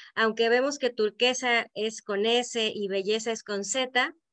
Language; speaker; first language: Spanish; native; Spanish